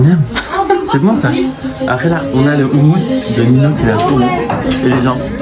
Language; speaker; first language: French; native; French